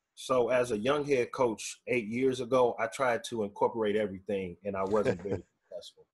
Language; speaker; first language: English; native; English